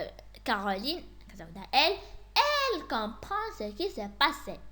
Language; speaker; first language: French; non-native, local second language; Arabic